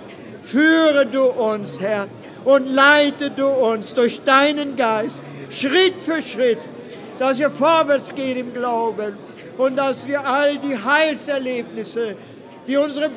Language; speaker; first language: German; non-native, fluent; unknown